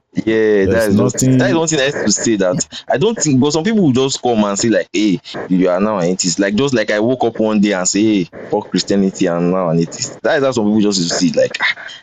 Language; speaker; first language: English; non-native, local second language; Bini